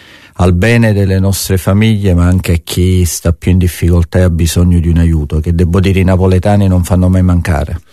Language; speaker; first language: Italian; native; Italian